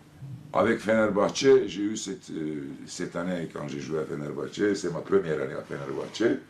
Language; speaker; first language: French; non-native, fluent; Turkish